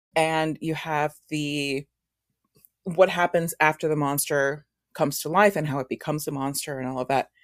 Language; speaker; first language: English; native; English